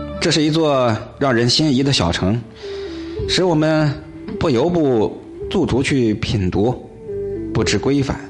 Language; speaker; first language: Chinese; native; Chinese